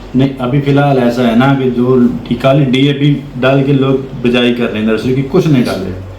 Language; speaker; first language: Hindi; non-native, local second language; Punjabi